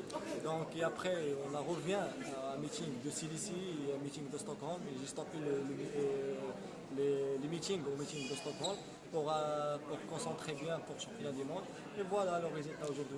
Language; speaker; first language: French; non-native, learner; Arabic